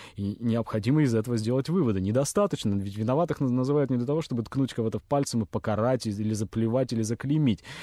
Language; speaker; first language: Russian; native; Russian